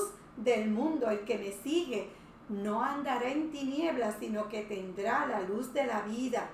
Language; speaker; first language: Spanish; native; Spanish